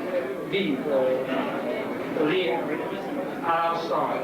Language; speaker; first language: French; non-native, learner; English